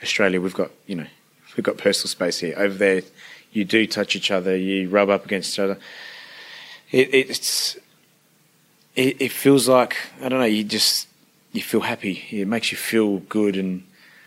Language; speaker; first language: English; early bilingual, other home language; Italian